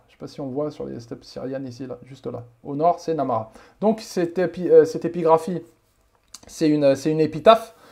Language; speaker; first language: French; native; French